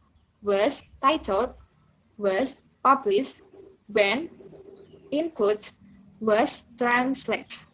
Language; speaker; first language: English; non-native, learner; Indonesian